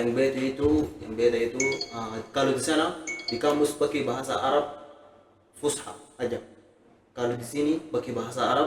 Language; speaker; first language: Indonesian; non-native, learner; Arabic